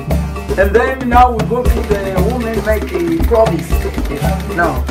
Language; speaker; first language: English; non-native, learner; Comorian